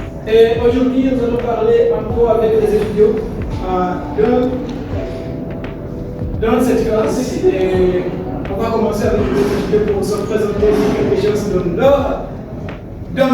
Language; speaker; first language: French; non-native, learner; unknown